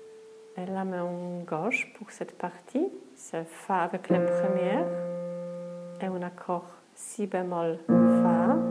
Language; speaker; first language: French; non-native, fluent; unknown